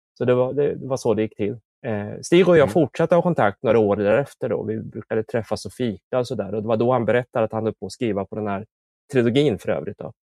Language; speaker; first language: Swedish; native; Swedish